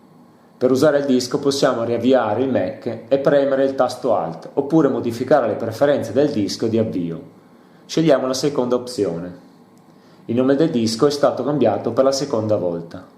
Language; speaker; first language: Italian; native; Italian